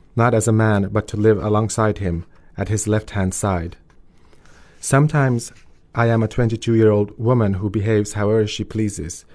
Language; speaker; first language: English; early bilingual, other home language; Albanian